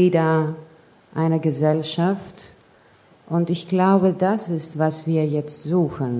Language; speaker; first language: German; non-native, fluent; Greek